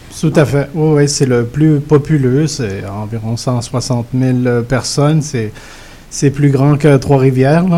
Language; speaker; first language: French; early bilingual, other home language; Spanish